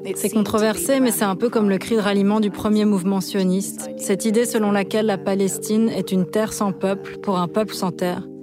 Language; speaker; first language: French; early bilingual, other home language; Arabic